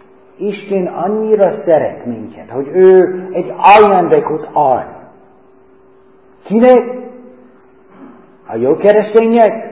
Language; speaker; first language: Hungarian; non-native, learner; English